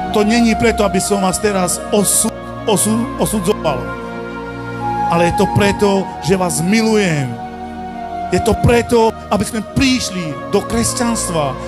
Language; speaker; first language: Slovak; non-native, local second language; Romany